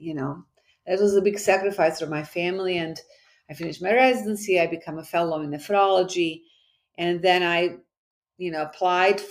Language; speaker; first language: English; non-native, fluent; Bosnian